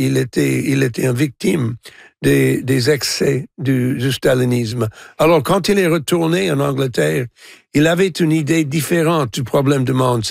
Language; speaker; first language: French; non-native, local second language; English